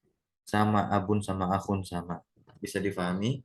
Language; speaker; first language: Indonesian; native; Indonesian